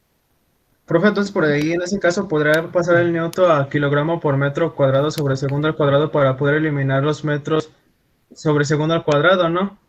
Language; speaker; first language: Spanish; native; Spanish